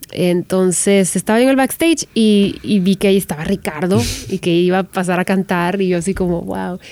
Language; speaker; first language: Spanish; native; Spanish